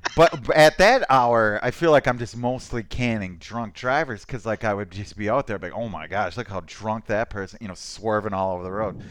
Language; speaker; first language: English; native; English